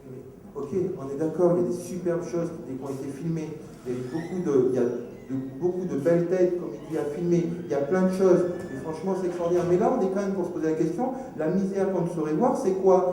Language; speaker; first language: French; native; French